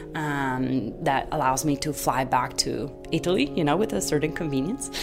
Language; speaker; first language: English; non-native, fluent; Italian